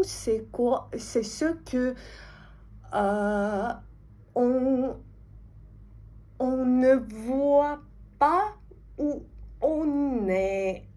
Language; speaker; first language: French; non-native, fluent; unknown